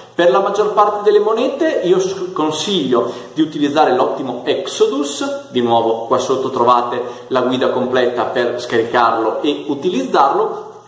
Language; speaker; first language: Italian; native; Italian